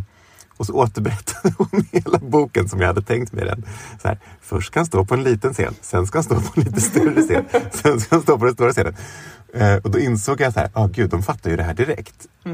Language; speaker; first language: Swedish; native; Swedish